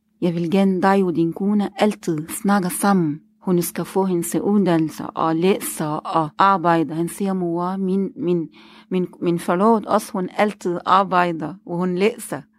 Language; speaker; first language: Danish; non-native, learner; Arabic